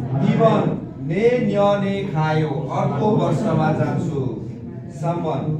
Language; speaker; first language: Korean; non-native, fluent; Nepali